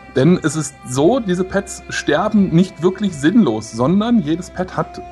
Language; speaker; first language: German; native; German